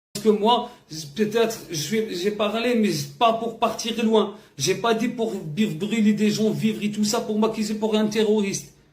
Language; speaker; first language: French; non-native, learner; Arabic